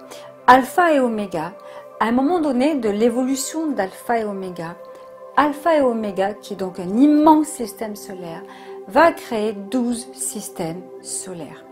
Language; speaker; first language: French; native; French